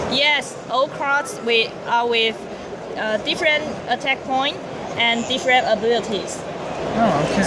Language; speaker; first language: English; non-native, learner; Chinese